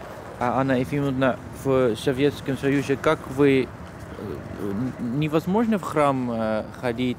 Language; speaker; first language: Russian; non-native, learner; Dutch